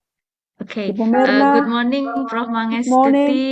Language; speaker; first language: English; non-native, fluent; Indonesian